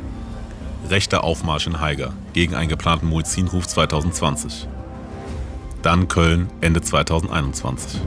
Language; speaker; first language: German; native; German